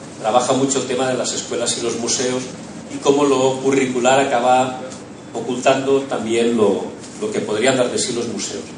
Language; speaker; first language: Spanish; non-native, local second language; Catalan